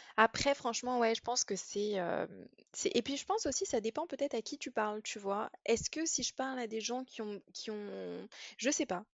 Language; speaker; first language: French; early bilingual, other home language; English